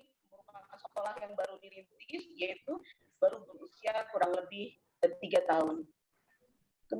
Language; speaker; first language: Indonesian; native; Indonesian